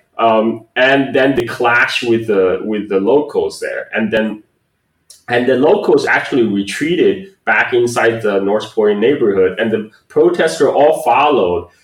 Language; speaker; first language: English; non-native, fluent; Chinese